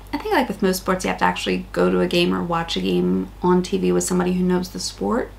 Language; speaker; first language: English; native; English